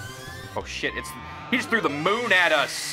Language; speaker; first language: English; native; English